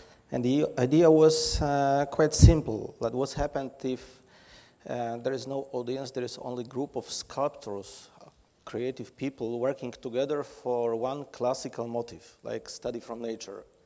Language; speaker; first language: English; non-native, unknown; Polish